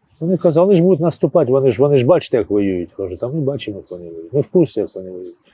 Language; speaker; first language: Ukrainian; native; Ukrainian